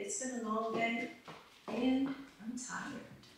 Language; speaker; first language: English; native; English